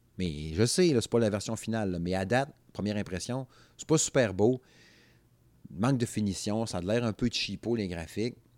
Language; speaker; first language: French; native; French